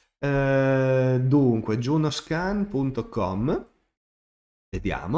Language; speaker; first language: Italian; native; Italian